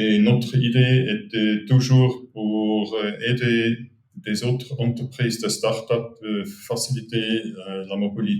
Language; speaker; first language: French; non-native, fluent; German